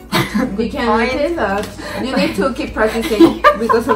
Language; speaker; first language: English; non-native, learner; Spanish